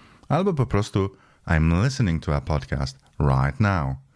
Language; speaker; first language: English; non-native, fluent; Polish